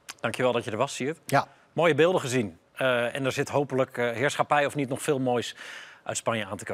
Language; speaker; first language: Dutch; native; Dutch